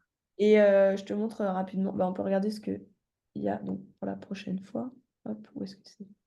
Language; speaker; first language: French; native; French